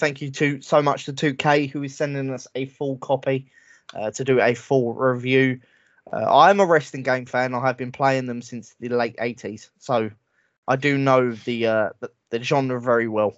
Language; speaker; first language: English; native; English